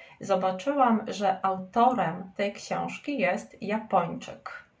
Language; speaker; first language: Polish; native; Polish